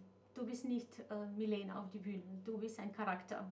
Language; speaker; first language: German; non-native, fluent; Macedonian